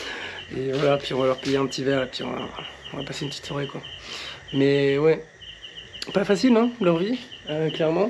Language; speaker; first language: French; native; French